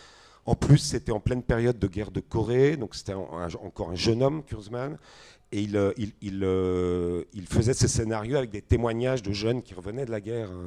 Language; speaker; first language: French; native; French